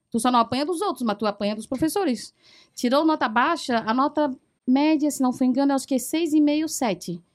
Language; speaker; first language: Portuguese; early bilingual, other home language; Chinese